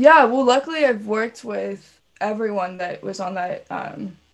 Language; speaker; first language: English; native; English